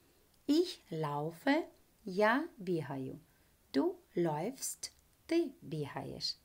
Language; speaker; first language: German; non-native, fluent; Ukrainian